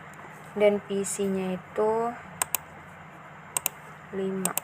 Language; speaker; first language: Indonesian; native; Indonesian